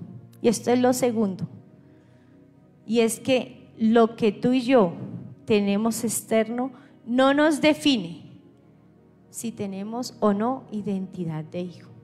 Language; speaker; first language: Spanish; native; Spanish